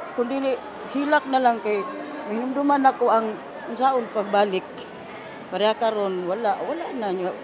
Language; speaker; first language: Cebuano; native; Cebuano